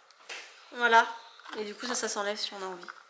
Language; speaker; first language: French; native; French